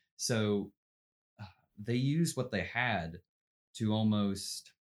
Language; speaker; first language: English; native; English